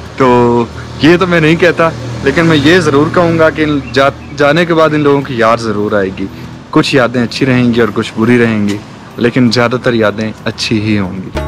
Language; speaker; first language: Urdu; native; Urdu